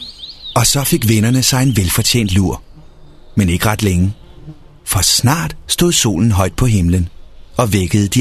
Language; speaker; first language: Danish; native; Danish